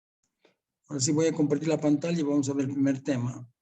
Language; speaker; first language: Spanish; native; Spanish